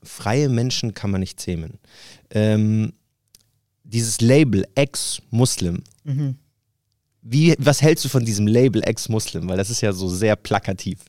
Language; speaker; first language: German; native; German